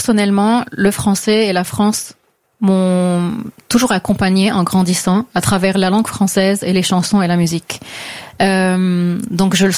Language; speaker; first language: French; non-native, local second language; Arabic